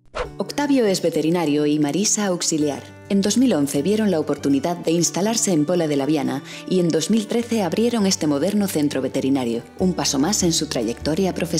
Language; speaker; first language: Spanish; native; Spanish